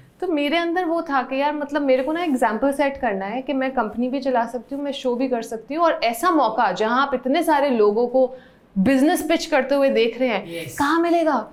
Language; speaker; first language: Hindi; native; Hindi